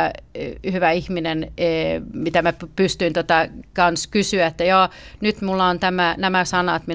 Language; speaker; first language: Finnish; early bilingual, heritage; Swedish